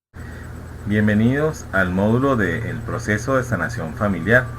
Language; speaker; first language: Spanish; native; Spanish